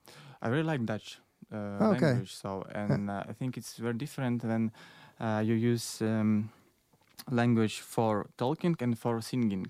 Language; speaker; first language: English; non-native, learner; Belarusian